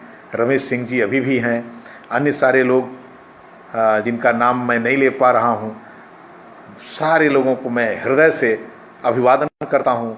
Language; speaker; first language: Hindi; native; Hindi